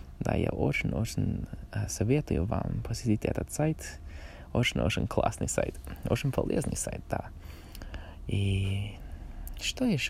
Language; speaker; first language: Russian; non-native, learner; English